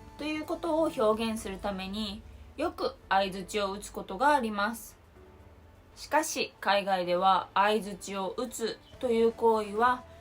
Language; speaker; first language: Japanese; native; Japanese